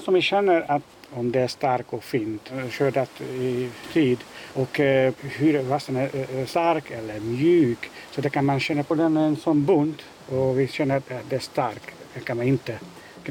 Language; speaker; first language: Swedish; non-native, fluent; Hungarian